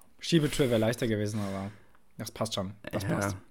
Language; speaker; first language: German; native; German